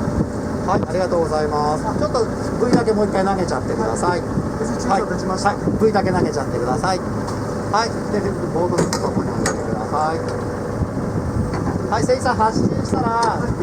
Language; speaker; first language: Japanese; native; Japanese